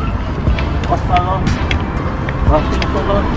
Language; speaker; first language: Filipino; non-native, local second language; Cebuano